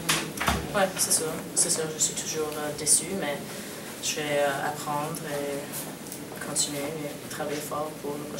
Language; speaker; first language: French; non-native, local second language; English